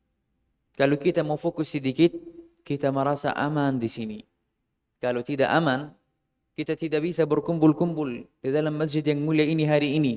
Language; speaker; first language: Indonesian; non-native, fluent; Arabic